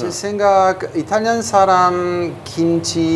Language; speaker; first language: Korean; non-native, learner; Italian